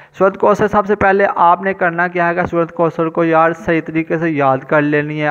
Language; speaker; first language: Urdu; non-native, local second language; Punjabi